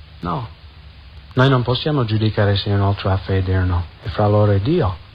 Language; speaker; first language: Italian; non-native, fluent; English